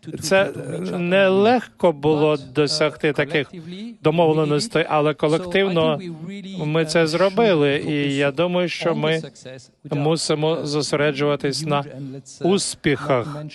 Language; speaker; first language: Ukrainian; non-native, fluent; French